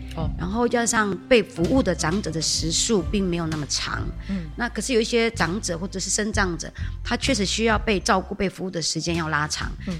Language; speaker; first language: Chinese; native; Chinese